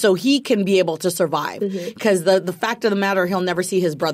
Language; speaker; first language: English; native; English